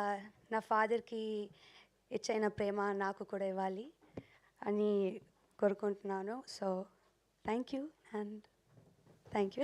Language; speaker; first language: Telugu; non-native, learner; Tamil